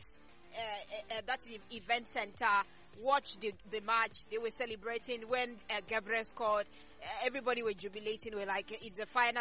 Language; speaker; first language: English; non-native, local second language; Ibibio